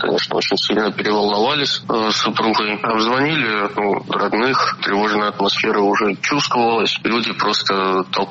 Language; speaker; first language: Russian; native; Russian